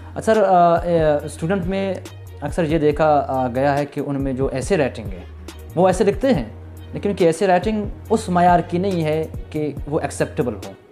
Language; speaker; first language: Urdu; non-native, local second language; Baluchi